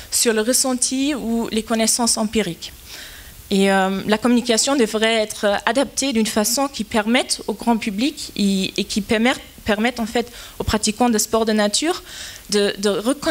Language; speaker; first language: French; non-native, fluent; German